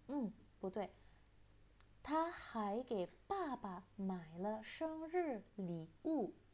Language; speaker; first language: Chinese; non-native, fluent; Indonesian